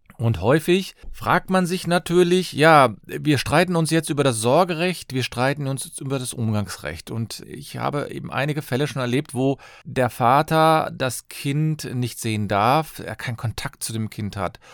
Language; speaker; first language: German; native; German